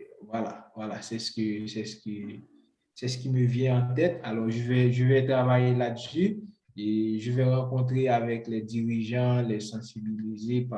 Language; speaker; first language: French; non-native, local second language; Haitian Creole